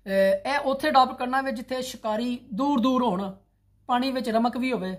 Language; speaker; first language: Urdu; non-native, local second language; Punjabi